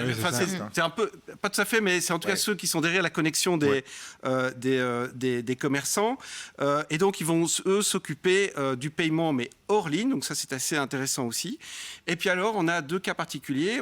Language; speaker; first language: French; native; French